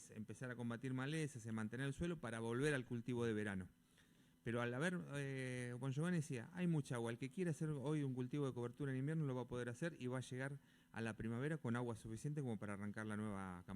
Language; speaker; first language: Spanish; native; Spanish